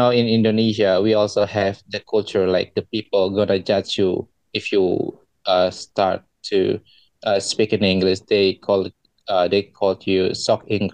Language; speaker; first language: English; non-native, learner; Indonesian